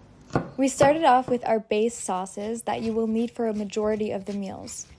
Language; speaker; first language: English; native; English